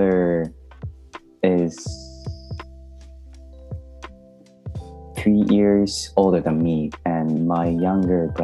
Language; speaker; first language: English; non-native, learner; Japanese